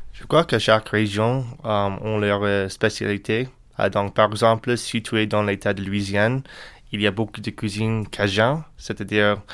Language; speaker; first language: French; non-native, learner; English